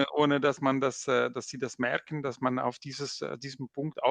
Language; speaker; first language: German; non-native, local second language; French